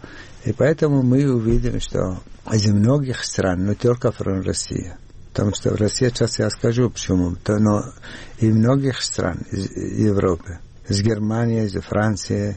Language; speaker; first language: Russian; non-native, learner; Arabic